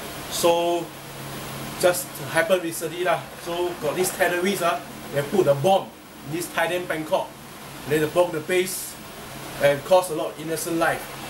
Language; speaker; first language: English; non-native, local second language; Chinese